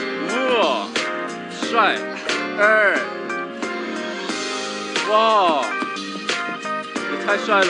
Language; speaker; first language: Chinese; native; Chinese